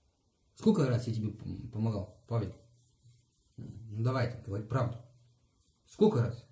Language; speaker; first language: Russian; non-native, learner; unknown